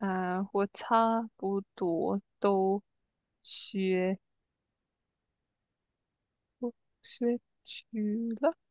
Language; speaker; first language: Chinese; non-native, learner; English